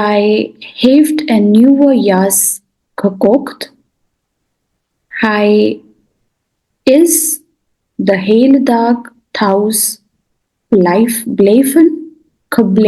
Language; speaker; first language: Dutch; non-native, learner; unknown